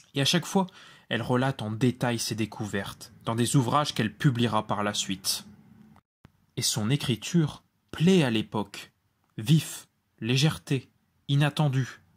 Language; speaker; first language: French; native; French